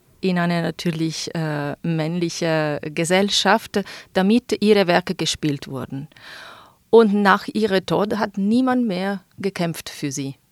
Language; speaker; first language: German; non-native, fluent; Italian